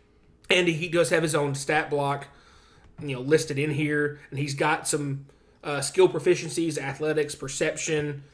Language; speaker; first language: English; native; English